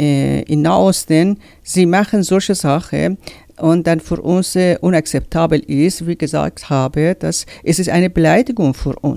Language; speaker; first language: German; non-native, learner; Persian